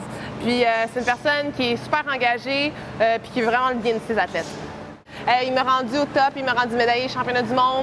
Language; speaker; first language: French; native; French